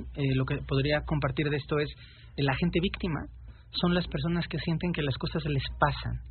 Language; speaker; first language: Spanish; native; Spanish